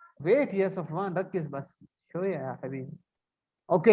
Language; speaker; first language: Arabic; non-native, learner; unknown